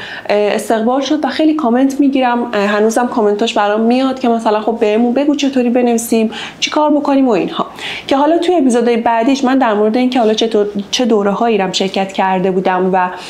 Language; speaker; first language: Persian; native; Persian